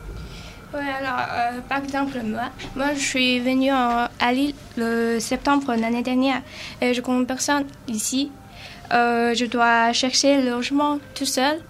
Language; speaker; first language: French; non-native, learner; Chinese